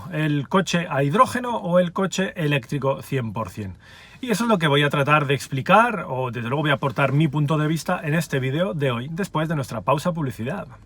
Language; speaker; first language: Spanish; native; Spanish